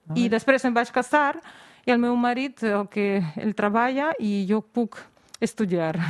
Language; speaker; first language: Catalan; non-native, fluent; Russian